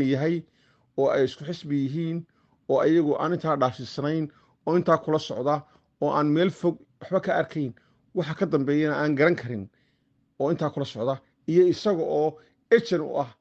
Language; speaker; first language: Somali; native; Somali